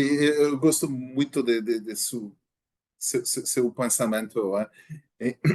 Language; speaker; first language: Portuguese; non-native, learner; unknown